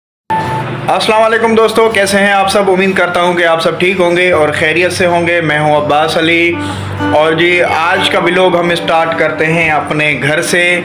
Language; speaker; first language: Hindi; non-native, local second language; Sindhi